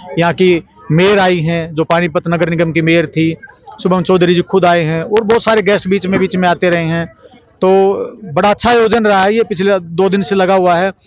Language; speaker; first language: Hindi; native; Hindi